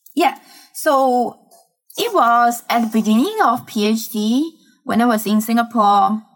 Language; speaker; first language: English; non-native, fluent; Chinese